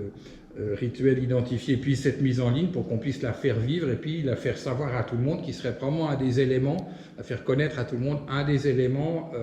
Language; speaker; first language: French; native; French